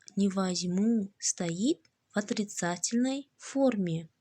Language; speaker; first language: Russian; non-native, local second language; Kazakh